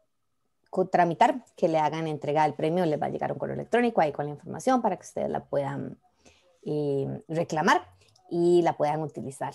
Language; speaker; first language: Spanish; native; Spanish